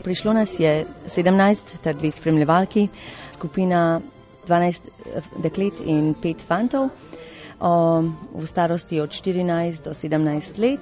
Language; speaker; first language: Slovenian; early bilingual, heritage; Slovenian